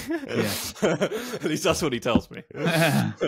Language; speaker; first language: English; native; English